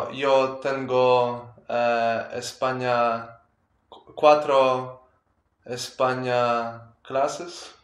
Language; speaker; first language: Spanish; non-native, learner; Polish